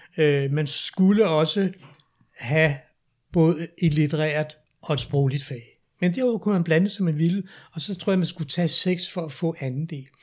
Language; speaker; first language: Danish; native; Danish